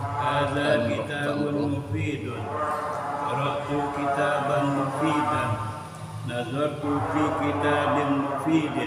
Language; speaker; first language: Arabic; non-native, learner; Indonesian